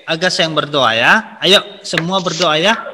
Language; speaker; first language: Indonesian; native; Indonesian